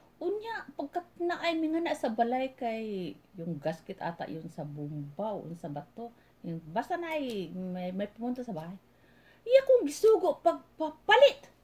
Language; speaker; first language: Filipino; non-native, local second language; Cebuano